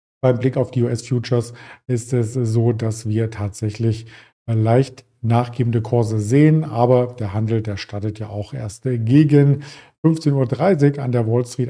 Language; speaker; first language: German; native; German